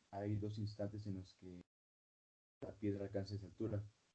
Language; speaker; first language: Spanish; native; Spanish